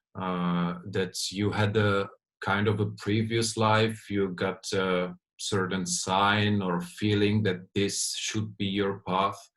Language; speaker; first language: English; non-native, fluent; Czech